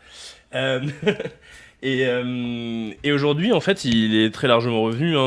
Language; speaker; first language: French; native; French